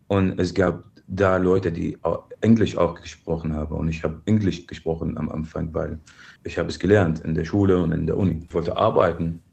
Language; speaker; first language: German; non-native, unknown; Arabic